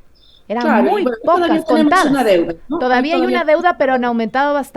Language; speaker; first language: Spanish; native; Spanish